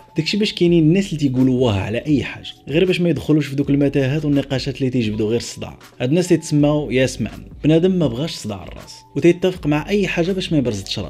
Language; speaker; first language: Arabic; native; Arabic